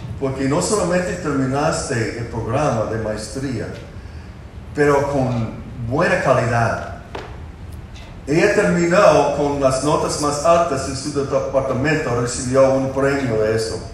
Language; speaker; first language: Spanish; non-native, fluent; English